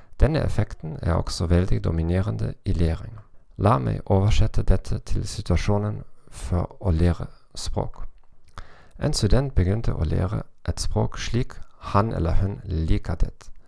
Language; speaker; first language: Norwegian; non-native, learner; German